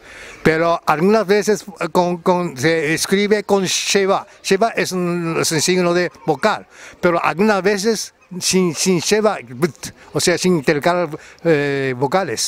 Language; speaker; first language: Spanish; non-native, fluent; Japanese